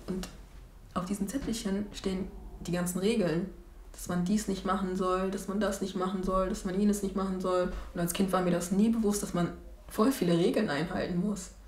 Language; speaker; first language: German; early bilingual, other home language; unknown